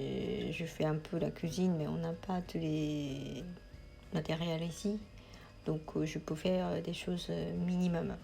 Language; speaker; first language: French; non-native, fluent; Japanese